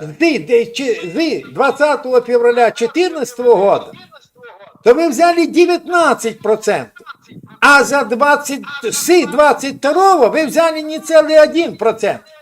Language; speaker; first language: Russian; non-native, local second language; Ukrainian